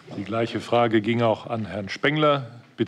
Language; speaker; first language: German; native; German